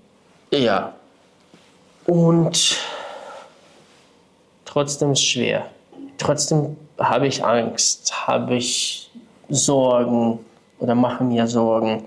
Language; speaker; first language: German; non-native, fluent; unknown